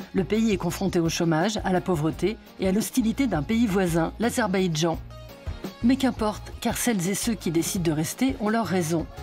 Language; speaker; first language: French; native; French